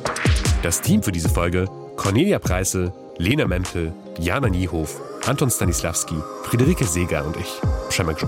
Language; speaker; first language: German; native; German